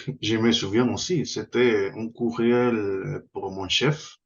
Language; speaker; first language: French; non-native, fluent; Spanish